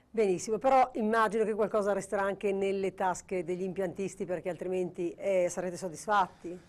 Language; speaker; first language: Italian; native; Italian